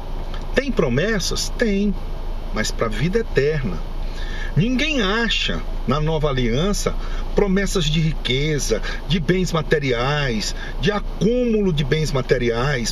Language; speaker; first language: Portuguese; native; Portuguese